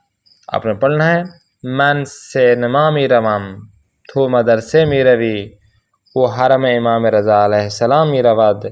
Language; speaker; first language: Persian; non-native, fluent; Urdu